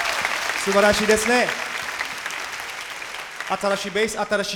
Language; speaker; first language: Japanese; non-native, learner; English